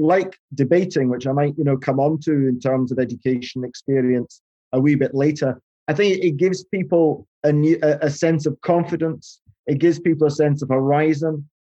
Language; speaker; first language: English; native; English